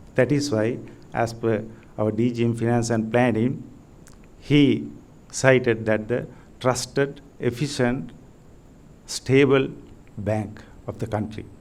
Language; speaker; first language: English; non-native, local second language; Sinhala